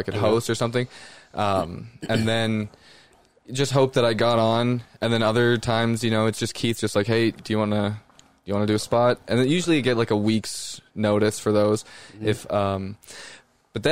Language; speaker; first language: English; native; English